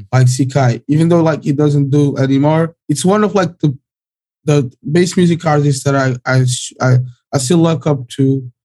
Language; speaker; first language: English; early bilingual, other home language; Portuguese